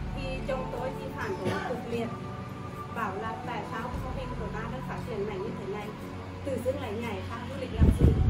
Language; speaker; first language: Vietnamese; non-native, local second language; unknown